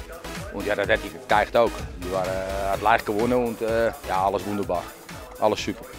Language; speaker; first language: German; non-native, learner; Dutch